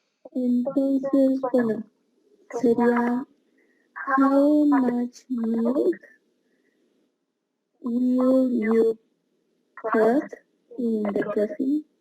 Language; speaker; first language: English; non-native, learner; Spanish